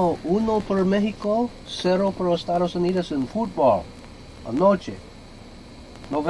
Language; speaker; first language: Spanish; non-native, learner; English